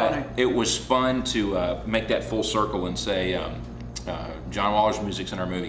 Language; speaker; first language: English; native; English